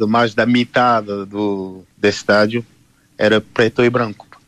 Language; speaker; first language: Portuguese; non-native, learner; French